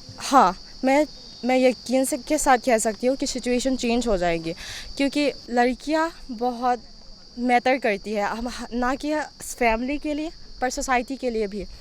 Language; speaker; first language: Hindi; non-native, local second language; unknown